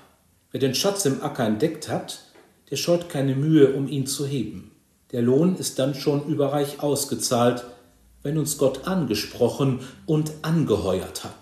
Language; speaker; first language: German; native; German